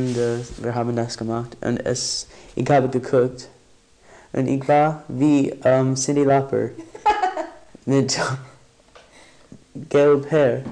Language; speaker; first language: German; non-native, learner; English